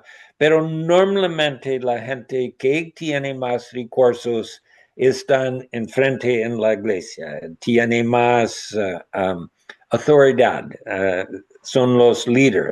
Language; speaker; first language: Spanish; non-native, learner; English